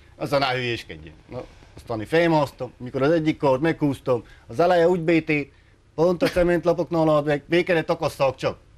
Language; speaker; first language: Hungarian; native; Hungarian